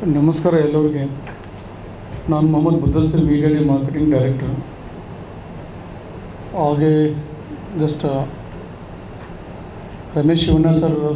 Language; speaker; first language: Kannada; non-native, local second language; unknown